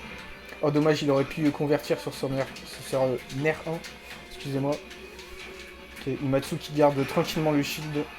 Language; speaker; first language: French; native; French